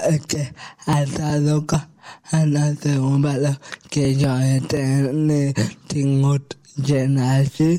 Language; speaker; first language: Catalan; non-native, local second language; Spanish